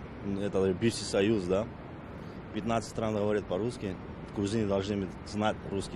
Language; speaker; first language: Russian; non-native, local second language; Georgian